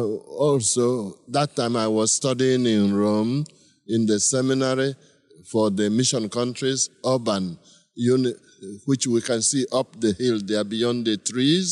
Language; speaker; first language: English; non-native, local second language; Igbo